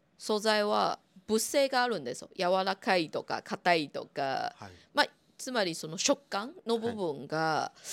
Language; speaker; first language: Japanese; non-native, fluent; Chinese